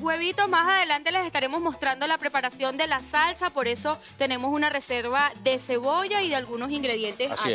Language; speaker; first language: Spanish; native; Spanish